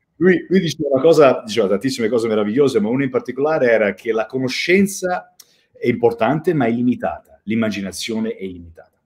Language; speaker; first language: Italian; early bilingual, heritage; Italian